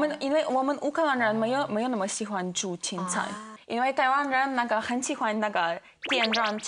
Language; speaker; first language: Chinese; non-native, fluent; Ukrainian